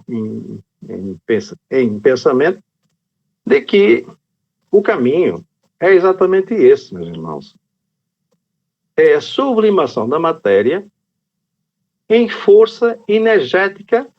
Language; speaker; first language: Portuguese; native; Portuguese